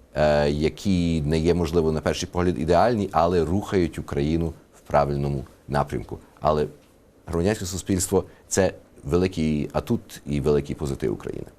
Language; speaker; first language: Ukrainian; early bilingual, heritage; Ukrainian